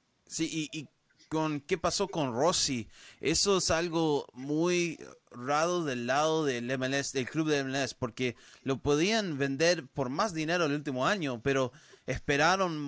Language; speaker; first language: Spanish; early bilingual, heritage; Spanish